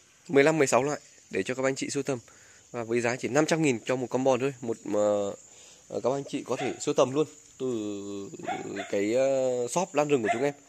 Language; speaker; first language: Vietnamese; native; Vietnamese